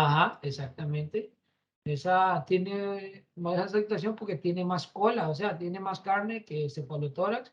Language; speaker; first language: Spanish; native; Spanish